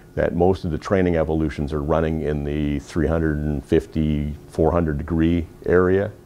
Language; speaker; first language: English; native; English